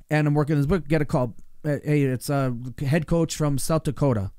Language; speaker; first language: English; native; English